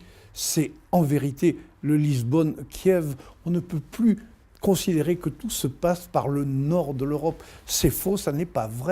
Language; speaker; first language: French; native; French